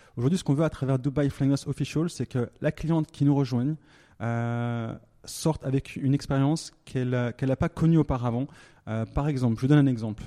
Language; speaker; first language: French; native; French